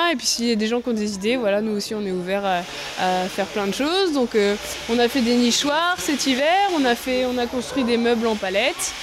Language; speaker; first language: French; native; French